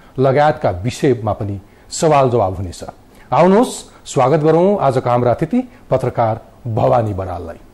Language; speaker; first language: Nepali; native; Nepali